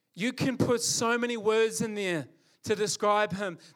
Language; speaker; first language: English; native; English